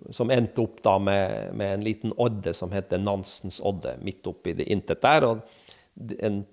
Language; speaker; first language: Norwegian; native; Norwegian